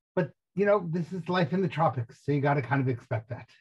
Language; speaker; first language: English; native; English